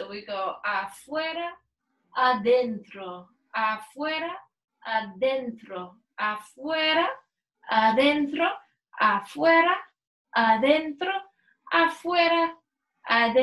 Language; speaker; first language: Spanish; non-native, learner; English